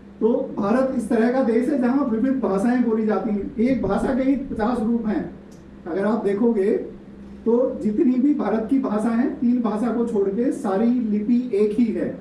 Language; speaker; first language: Hindi; native; Hindi